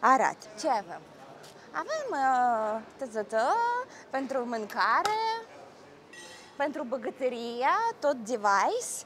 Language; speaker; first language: Romanian; non-native, learner; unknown